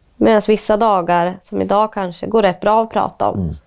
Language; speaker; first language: Swedish; native; Swedish